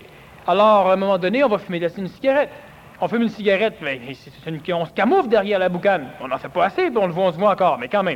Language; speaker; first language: French; native; French